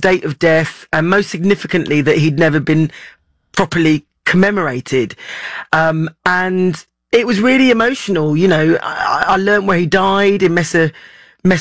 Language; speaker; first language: English; native; English